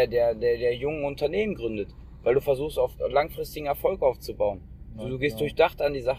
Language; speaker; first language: German; native; German